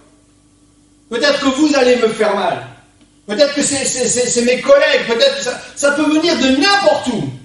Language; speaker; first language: French; native; French